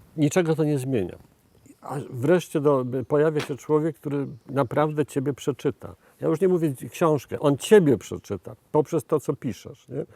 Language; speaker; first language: Polish; native; Polish